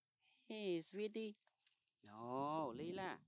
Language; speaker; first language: English; non-native, learner; Khmer